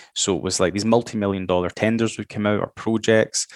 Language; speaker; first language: English; native; English